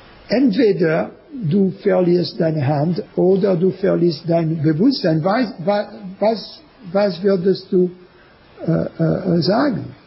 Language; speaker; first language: German; non-native, learner; French